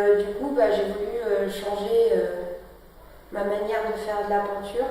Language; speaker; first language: French; native; French